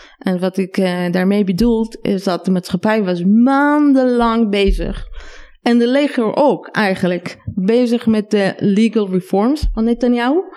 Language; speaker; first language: Dutch; non-native, fluent; Hebrew